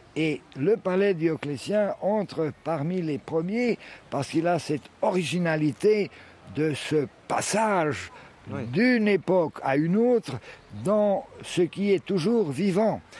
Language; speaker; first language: French; early bilingual, heritage; French